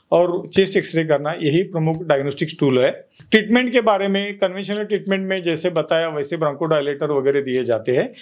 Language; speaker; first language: Hindi; non-native, local second language; Marathi